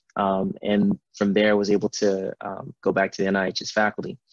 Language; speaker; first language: English; native; English